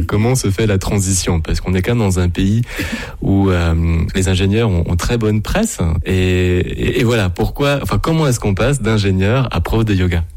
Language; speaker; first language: French; native; French